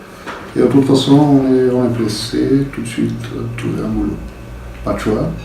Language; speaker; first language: French; non-native, fluent; Bulgarian